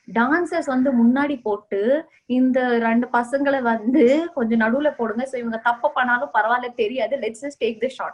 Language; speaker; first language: Tamil; non-native, fluent; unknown